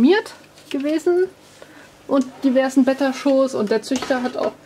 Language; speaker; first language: German; native; German